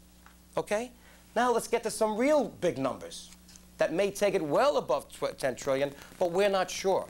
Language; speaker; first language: English; native; English